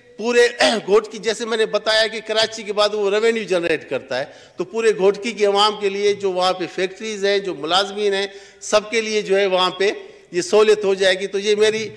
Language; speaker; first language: Urdu; non-native, local second language; Sindhi